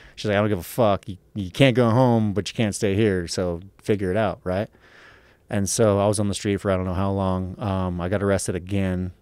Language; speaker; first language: English; native; English